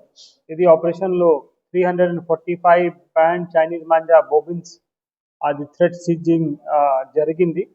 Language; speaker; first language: Telugu; non-native, local second language; Urdu